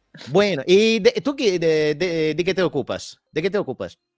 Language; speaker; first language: Spanish; non-native, learner; Italian